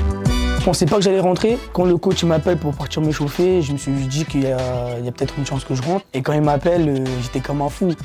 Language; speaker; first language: French; early bilingual, other home language; Portuguese